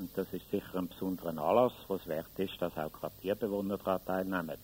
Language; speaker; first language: German; native; German